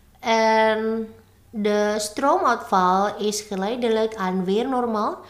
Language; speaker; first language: Dutch; non-native, fluent; Indonesian